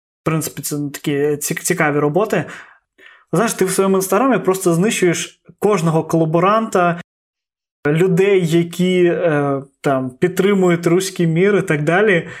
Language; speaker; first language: Ukrainian; non-native, local second language; Russian